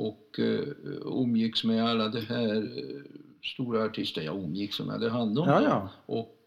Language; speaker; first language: Swedish; non-native, fluent; Hungarian